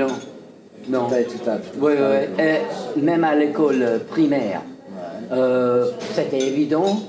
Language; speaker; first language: French; non-native, fluent; English